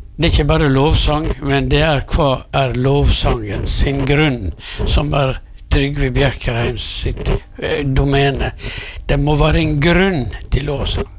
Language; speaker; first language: Norwegian; native; Norwegian